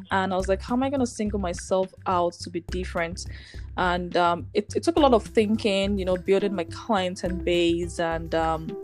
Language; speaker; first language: English; non-native, local second language; Yoruba